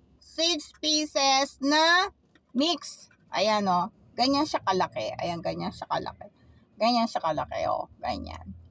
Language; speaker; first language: Filipino; native; Filipino